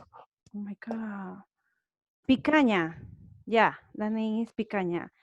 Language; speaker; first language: English; non-native, learner; Spanish